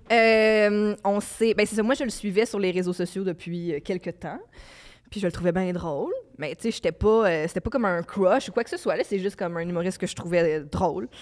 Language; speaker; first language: French; native; French